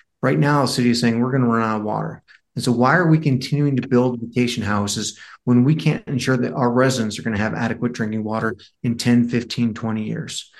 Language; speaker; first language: English; native; English